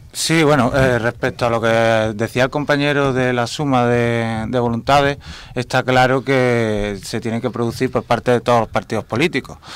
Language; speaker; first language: Spanish; native; Spanish